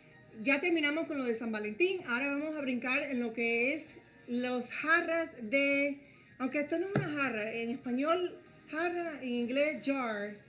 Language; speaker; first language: Spanish; early bilingual, heritage; Spanish